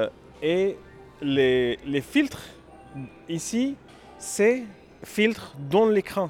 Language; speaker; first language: French; non-native, learner; Arabic